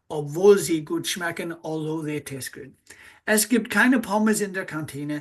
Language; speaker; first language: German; non-native, fluent; English